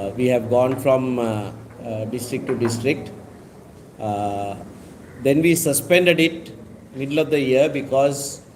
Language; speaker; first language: English; non-native, local second language; Tamil